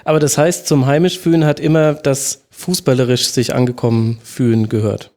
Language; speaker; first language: German; native; German